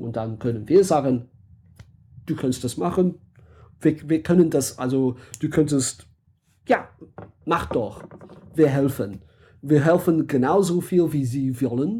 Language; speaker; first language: German; non-native, fluent; English